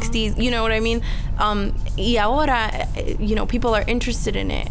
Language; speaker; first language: English; early bilingual, other home language; Spanish